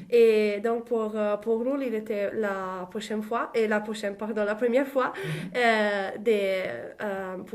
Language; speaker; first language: French; non-native, learner; Italian